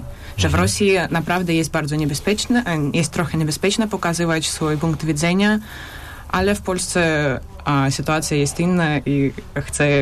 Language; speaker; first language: Polish; non-native, learner; Russian